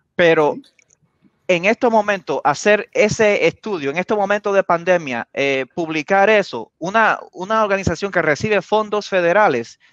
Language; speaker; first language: Spanish; early bilingual, heritage; Spanish